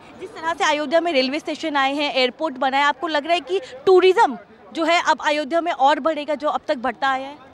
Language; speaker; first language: Hindi; native; Hindi